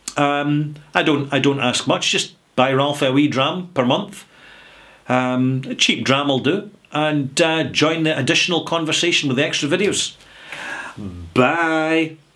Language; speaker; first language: English; native; English